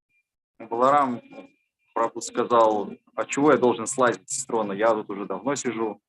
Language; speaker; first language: Russian; native; Russian